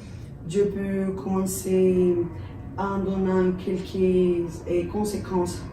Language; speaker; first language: French; non-native, learner; Spanish